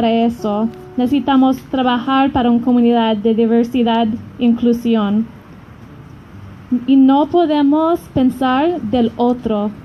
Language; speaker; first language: Spanish; non-native, learner; English